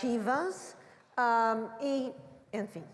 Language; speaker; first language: Portuguese; non-native, learner; English